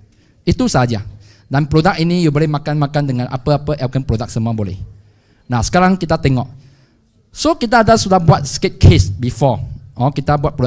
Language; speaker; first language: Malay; non-native, local second language; Chinese